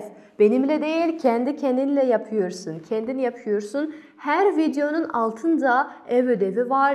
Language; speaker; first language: Turkish; non-native, fluent; Kazakh